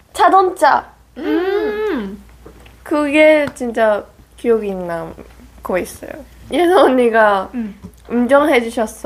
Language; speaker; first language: Korean; non-native, fluent; Japanese